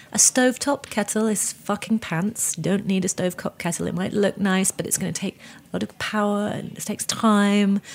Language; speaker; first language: English; native; English